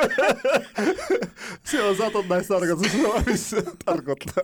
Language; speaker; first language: Finnish; non-native, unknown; Arabic